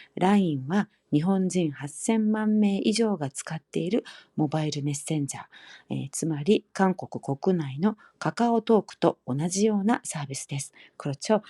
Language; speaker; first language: Korean; non-native, fluent; Japanese